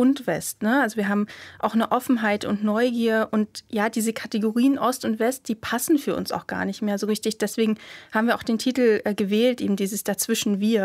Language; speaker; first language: German; native; German